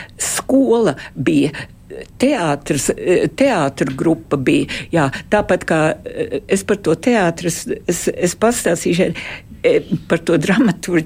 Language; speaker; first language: Latvian; early bilingual, heritage; Latvian